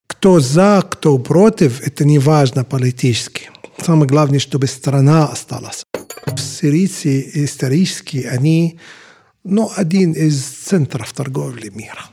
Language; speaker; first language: Russian; non-native, fluent; Arabic